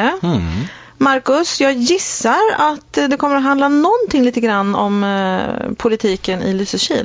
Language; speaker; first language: Swedish; native; Swedish